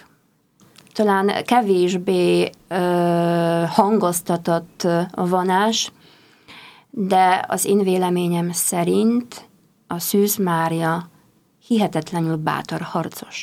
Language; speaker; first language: Hungarian; non-native, fluent; Polish